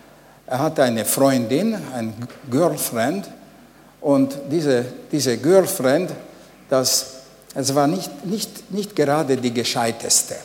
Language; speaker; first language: German; non-native, fluent; Hungarian